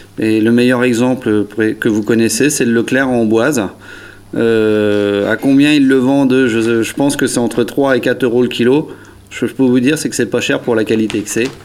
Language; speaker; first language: French; native; French